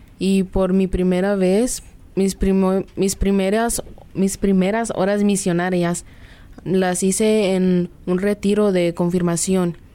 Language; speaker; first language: Spanish; early bilingual, other home language; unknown